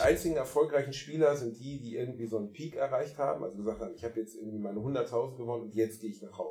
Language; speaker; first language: German; native; German